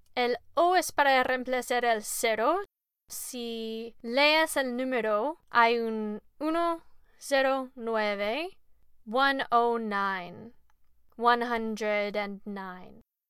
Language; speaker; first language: Spanish; non-native, learner; English